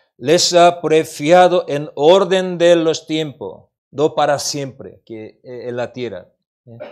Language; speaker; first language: Spanish; non-native, learner; Korean